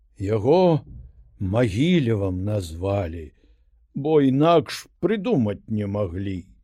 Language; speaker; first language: Belarusian; native; Belarusian